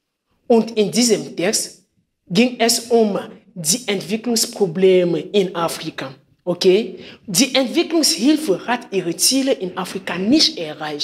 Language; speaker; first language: German; non-native, fluent; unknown